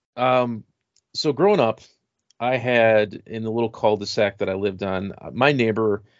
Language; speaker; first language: English; native; English